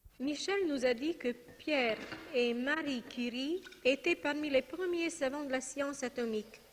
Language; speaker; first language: French; non-native, fluent; Macedonian